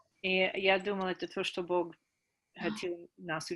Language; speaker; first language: Russian; non-native, fluent; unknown